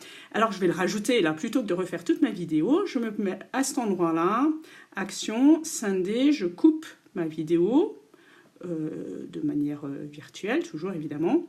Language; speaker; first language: French; native; French